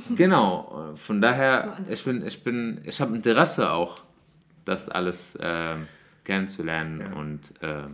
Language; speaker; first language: German; non-native, fluent; Arabic